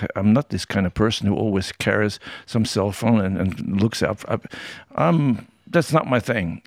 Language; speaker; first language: English; non-native, fluent; German